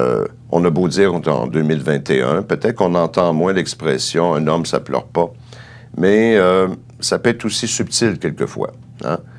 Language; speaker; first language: French; native; French